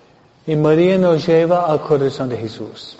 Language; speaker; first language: Spanish; non-native, fluent; English